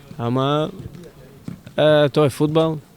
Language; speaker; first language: Macedonian; non-native, fluent; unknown